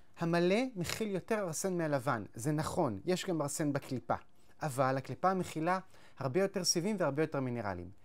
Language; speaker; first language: Hebrew; native; Hebrew